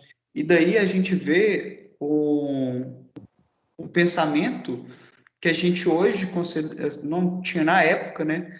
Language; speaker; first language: Portuguese; native; Portuguese